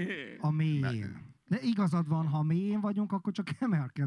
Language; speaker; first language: Hungarian; native; Hungarian